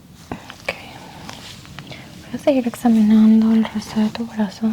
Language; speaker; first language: Spanish; early bilingual, heritage; Spanish